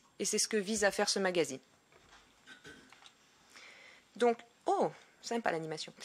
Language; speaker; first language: French; native; French